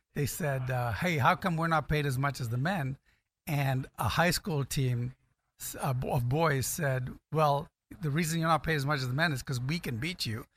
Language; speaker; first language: English; non-native, local second language; Akan